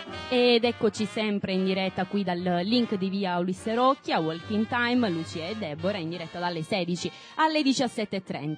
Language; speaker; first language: Italian; native; Italian